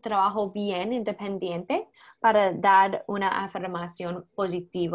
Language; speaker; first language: Spanish; non-native, learner; English